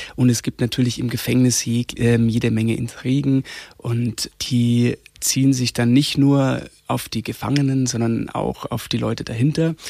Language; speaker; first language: German; native; German